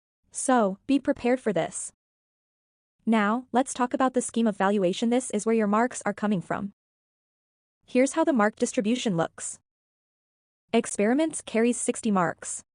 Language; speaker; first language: English; non-native, local second language; Malayalam